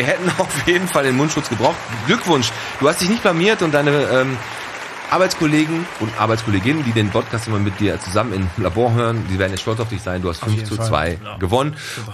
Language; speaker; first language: German; native; German